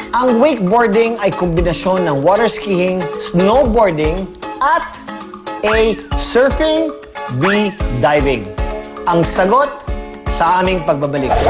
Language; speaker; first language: Filipino; native; Filipino